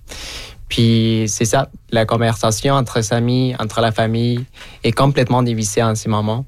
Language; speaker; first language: French; non-native, fluent; Spanish